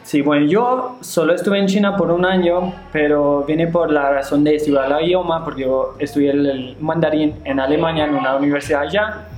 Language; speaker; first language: Spanish; non-native, learner; German